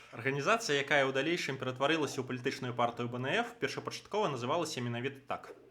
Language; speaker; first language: Belarusian; non-native, local second language; Russian